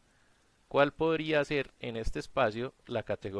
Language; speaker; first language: Spanish; native; Spanish